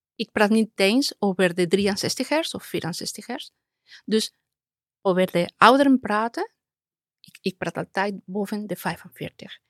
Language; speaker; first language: Dutch; non-native, fluent; Spanish